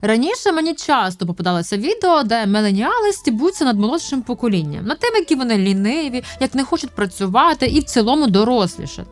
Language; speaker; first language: Ukrainian; native; Ukrainian